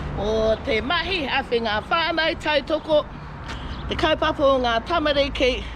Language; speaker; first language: Māori; non-native, local second language; English